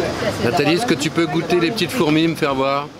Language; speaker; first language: French; native; French